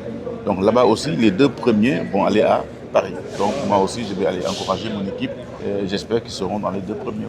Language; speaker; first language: French; non-native, local second language; Wolof